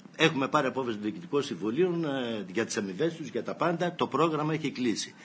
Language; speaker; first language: Greek; native; Greek